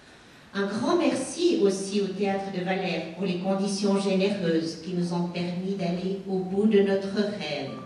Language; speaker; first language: French; native; French